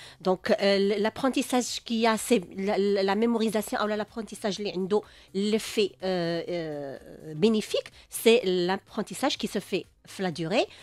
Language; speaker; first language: French; non-native, local second language; Arabic